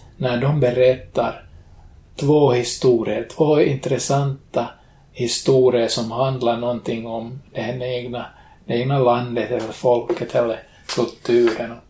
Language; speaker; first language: Swedish; native; Swedish